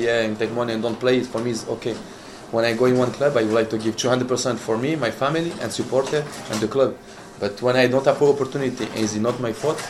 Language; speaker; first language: English; non-native, learner; Italian